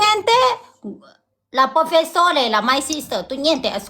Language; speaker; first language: Italian; non-native, learner; Thai